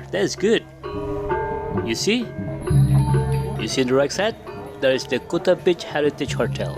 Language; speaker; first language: English; non-native, local second language; Indonesian